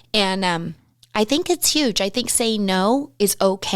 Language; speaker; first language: English; native; English